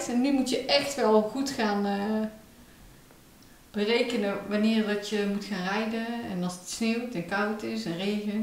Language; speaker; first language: Dutch; native; Dutch